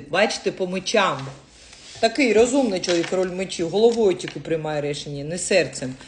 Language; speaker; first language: Ukrainian; native; Ukrainian